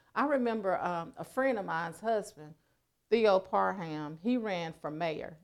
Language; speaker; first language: English; native; English